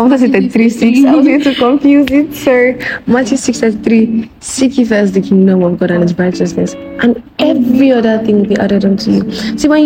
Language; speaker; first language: English; non-native, local second language; Yoruba